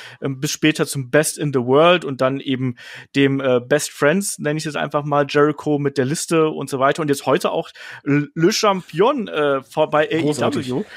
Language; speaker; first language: German; native; German